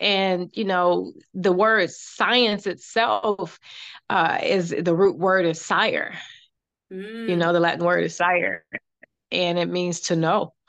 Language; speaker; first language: English; native; English